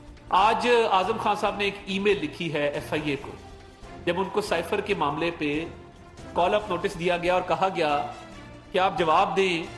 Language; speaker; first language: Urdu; non-native, local second language; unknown